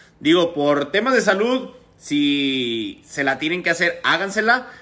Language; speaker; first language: Spanish; native; Spanish